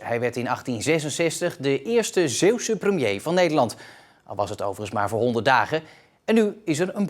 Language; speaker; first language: Dutch; native; Dutch